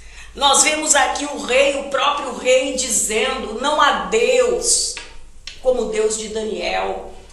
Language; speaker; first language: Portuguese; native; Portuguese